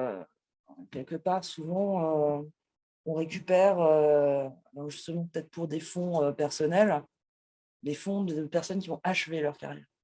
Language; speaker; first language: French; native; French